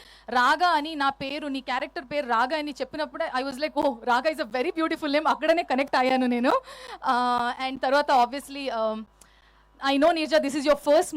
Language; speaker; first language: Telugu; non-native, learner; Kannada